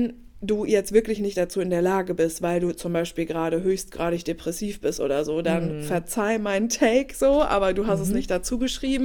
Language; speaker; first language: German; native; German